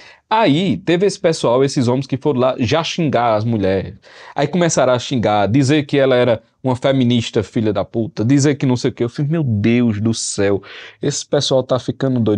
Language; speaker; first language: Portuguese; native; Portuguese